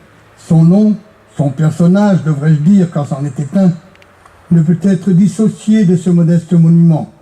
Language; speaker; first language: French; native; French